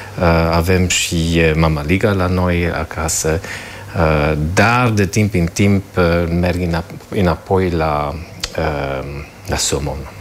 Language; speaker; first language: Romanian; non-native, fluent; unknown